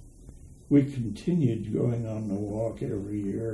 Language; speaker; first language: English; native; English